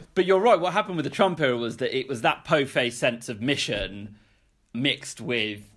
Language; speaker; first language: English; native; English